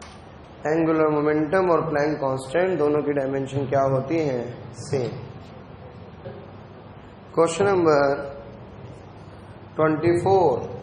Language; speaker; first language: Hindi; native; Hindi